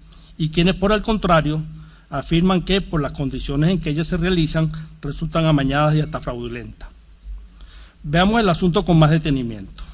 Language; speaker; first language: Spanish; native; Spanish